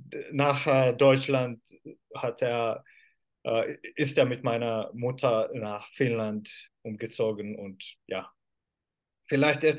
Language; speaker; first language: German; non-native, fluent; Finnish